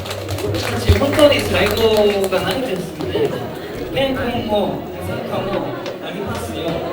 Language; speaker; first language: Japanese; non-native, learner; Korean